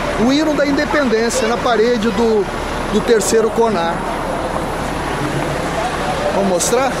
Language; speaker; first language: Portuguese; native; Portuguese